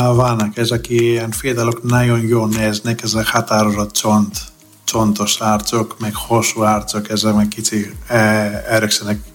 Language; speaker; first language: Hungarian; non-native, fluent; Greek